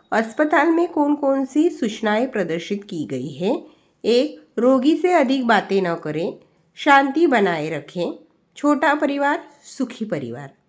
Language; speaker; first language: Hindi; non-native, local second language; Marathi